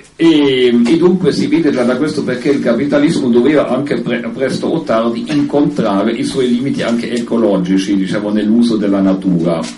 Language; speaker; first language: Italian; non-native, fluent; German